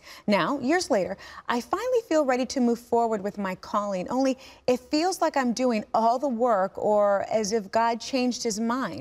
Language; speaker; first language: English; native; English